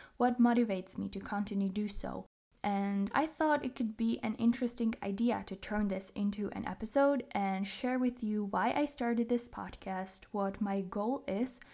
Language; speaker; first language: English; non-native, fluent; Czech